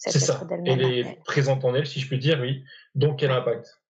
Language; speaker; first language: French; native; French